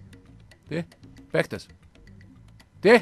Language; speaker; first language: Greek; native; Greek